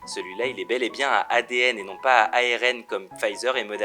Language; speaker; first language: French; native; French